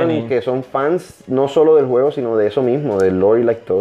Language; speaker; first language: Spanish; native; Spanish